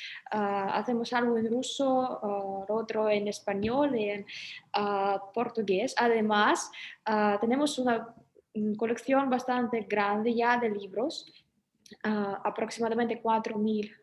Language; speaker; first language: Spanish; non-native, fluent; Russian